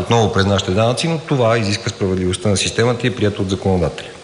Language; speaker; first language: Bulgarian; native; Bulgarian